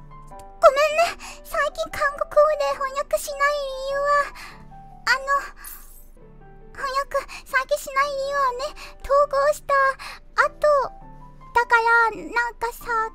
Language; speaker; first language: Japanese; non-native, fluent; Korean